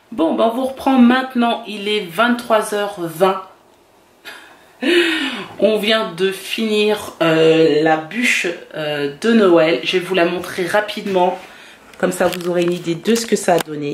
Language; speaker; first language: French; native; French